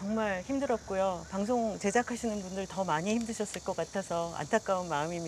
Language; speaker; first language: Korean; native; Korean